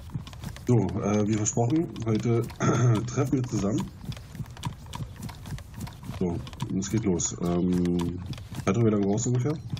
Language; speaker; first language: German; native; German